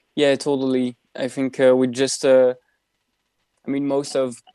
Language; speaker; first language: English; non-native, fluent; French